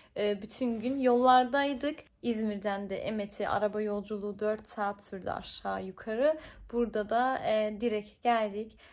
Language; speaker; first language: Turkish; early bilingual, heritage; Turkish